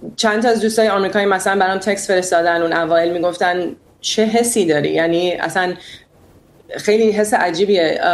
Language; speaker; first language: Persian; early bilingual, heritage; Persian